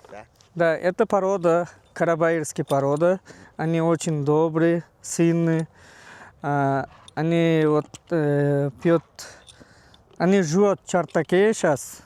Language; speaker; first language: Russian; non-native, local second language; Uzbek